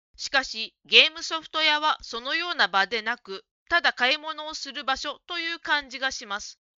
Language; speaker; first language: Japanese; native; Japanese